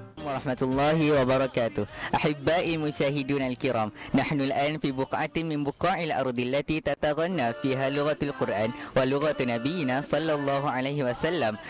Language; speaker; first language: Arabic; non-native, learner; Malay